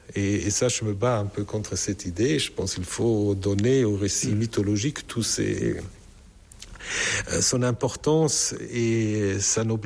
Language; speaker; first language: French; non-native, fluent; German